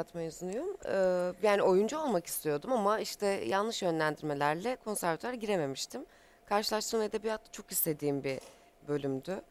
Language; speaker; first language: Turkish; native; Turkish